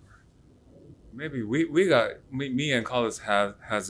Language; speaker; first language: English; non-native, learner; Japanese